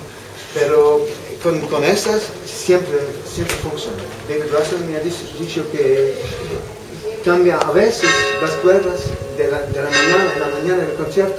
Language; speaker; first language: Spanish; non-native, fluent; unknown